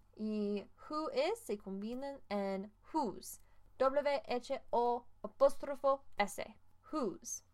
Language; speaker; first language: Spanish; non-native, fluent; English